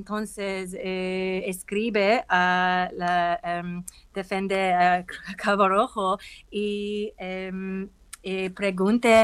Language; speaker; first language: Spanish; non-native, learner; English